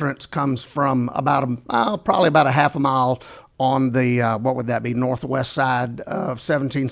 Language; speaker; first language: English; native; English